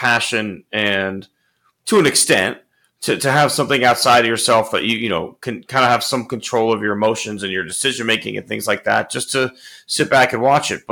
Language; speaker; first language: English; native; English